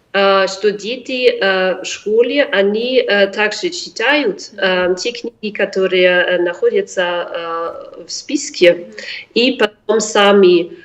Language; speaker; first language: Russian; non-native, fluent; German